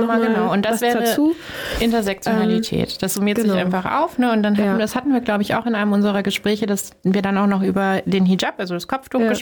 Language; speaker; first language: German; native; German